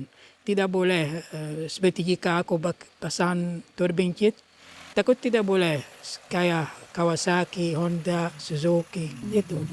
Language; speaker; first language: Indonesian; non-native, local second language; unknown